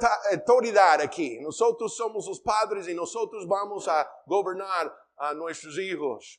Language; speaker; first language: Spanish; non-native, fluent; English